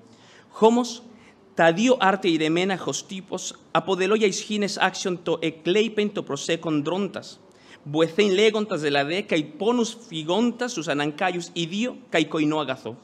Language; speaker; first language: Greek; non-native, fluent; Spanish